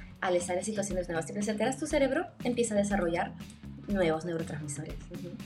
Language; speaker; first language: Spanish; native; Spanish